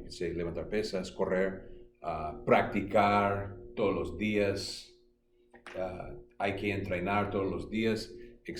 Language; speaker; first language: Spanish; non-native, fluent; English